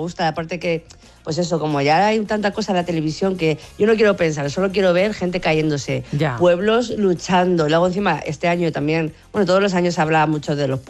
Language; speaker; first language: Spanish; native; Spanish